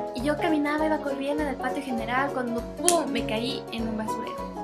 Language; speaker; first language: Spanish; native; Spanish